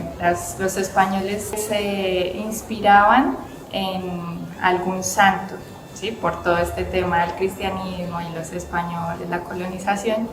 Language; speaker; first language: Spanish; native; Spanish